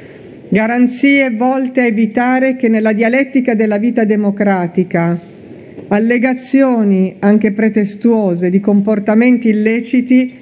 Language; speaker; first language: Italian; native; Italian